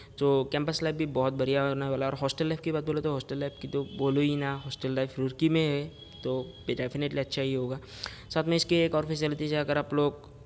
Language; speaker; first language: Hindi; non-native, local second language; Assamese